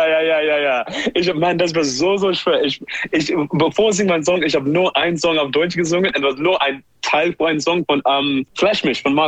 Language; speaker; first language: German; non-native, learner; English